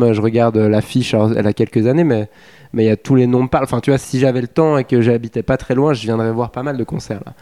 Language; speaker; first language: French; native; French